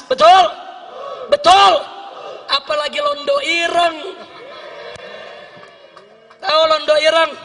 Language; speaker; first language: Indonesian; native; Indonesian